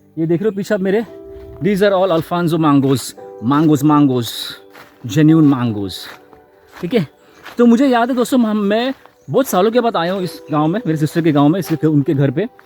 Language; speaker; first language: Hindi; non-native, local second language; Marathi